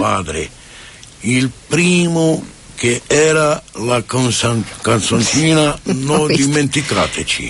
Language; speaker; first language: Italian; non-native, fluent; Romany